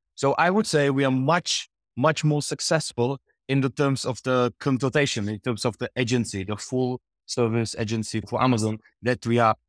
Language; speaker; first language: English; non-native, fluent; Czech